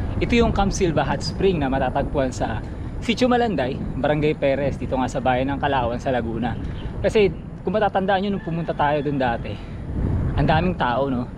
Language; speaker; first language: Filipino; native; Filipino